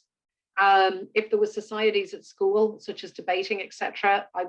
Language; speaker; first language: English; native; English